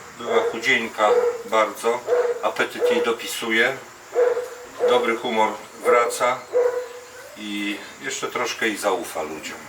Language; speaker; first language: Polish; native; Polish